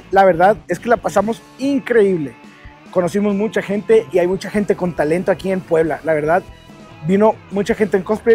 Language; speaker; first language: Spanish; native; Spanish